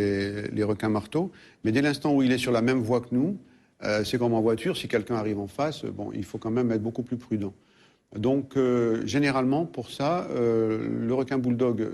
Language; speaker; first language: French; native; French